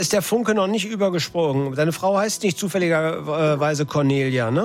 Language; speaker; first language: German; native; German